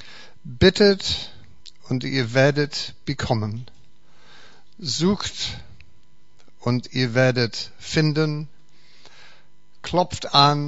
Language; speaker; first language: German; non-native, fluent; English